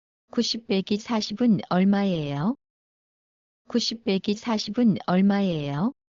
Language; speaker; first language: Korean; non-native, learner; Bangla